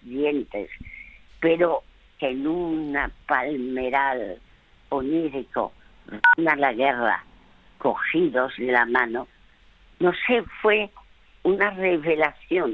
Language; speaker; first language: Spanish; early bilingual, other home language; French